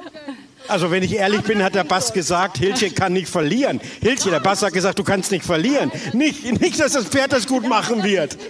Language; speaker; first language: German; native; German